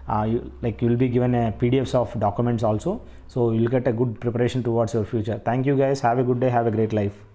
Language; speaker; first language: English; non-native, local second language; Telugu